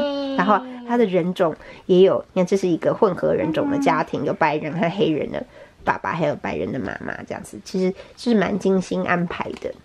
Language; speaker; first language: Chinese; native; Chinese